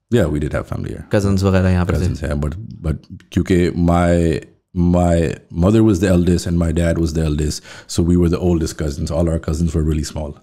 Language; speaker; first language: English; native; English